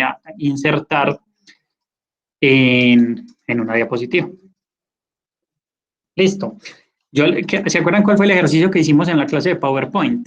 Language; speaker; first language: Spanish; native; Spanish